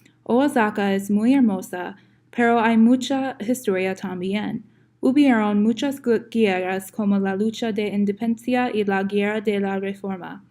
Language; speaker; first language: Spanish; non-native, learner; English